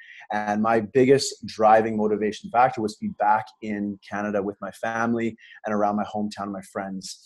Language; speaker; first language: English; native; English